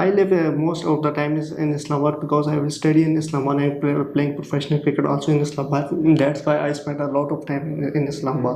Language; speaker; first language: English; non-native, learner; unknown